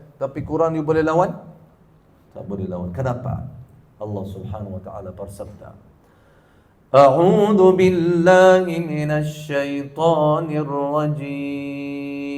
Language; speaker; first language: Malay; non-native, learner; Arabic